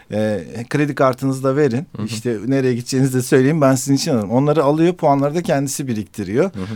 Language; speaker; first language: Turkish; native; Turkish